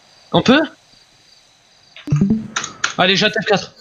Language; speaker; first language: French; native; French